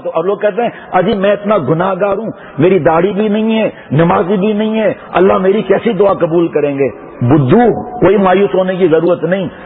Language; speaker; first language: Urdu; non-native, local second language; Pashto